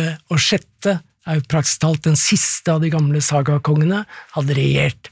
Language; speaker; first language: Norwegian; native; Norwegian